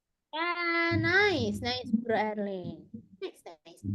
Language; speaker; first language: English; non-native, fluent; Indonesian